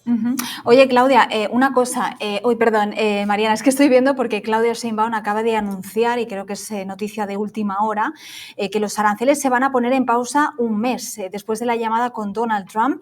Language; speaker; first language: Spanish; native; Spanish